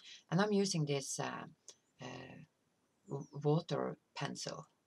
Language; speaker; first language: English; non-native, fluent; Norwegian